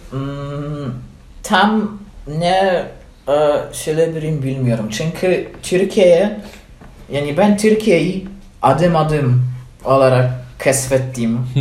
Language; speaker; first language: Turkish; non-native, learner; Polish